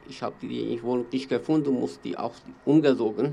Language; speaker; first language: German; non-native, learner; Kurdish